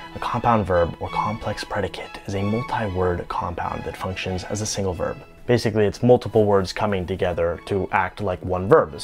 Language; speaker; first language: English; native; English